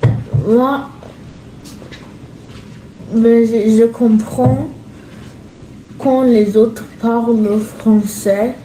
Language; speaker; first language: French; non-native, learner; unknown